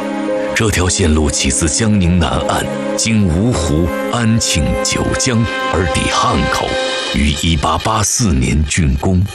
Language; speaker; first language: Chinese; native; Chinese